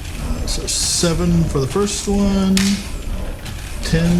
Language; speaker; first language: English; native; English